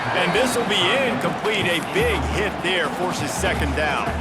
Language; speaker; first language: English; native; English